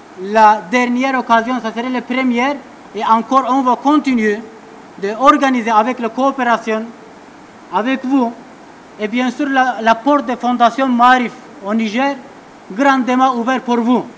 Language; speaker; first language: French; non-native, fluent; Turkish